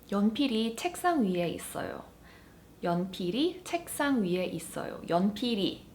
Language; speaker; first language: Korean; early bilingual, heritage; Korean